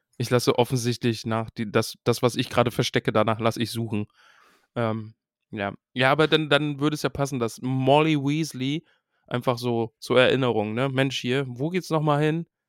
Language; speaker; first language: German; native; German